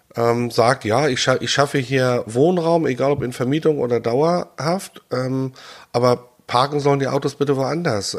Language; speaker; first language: German; native; German